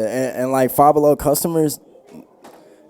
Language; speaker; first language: English; native; English